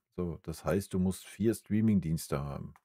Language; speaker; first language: German; native; German